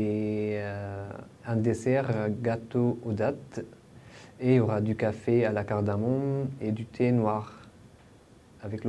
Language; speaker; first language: French; non-native, fluent; Arabic